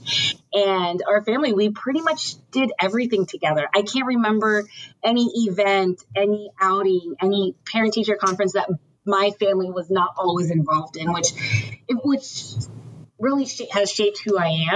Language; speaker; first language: English; early bilingual, other home language; French